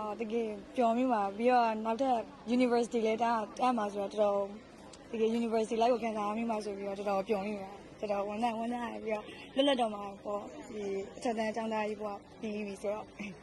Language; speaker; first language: Burmese; native; Burmese